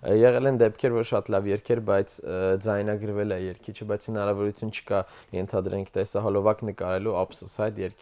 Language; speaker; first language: Armenian; native; Armenian